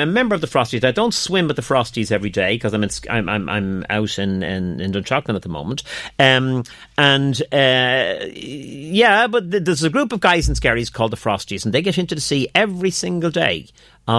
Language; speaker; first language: English; native; English